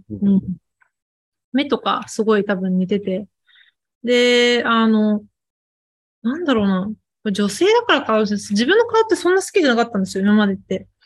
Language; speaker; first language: Japanese; early bilingual, other home language; Chinese